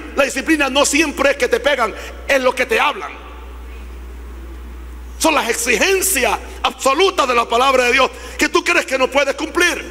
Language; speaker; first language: Spanish; native; Spanish